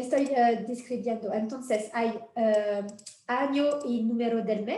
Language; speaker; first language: Spanish; non-native, fluent; French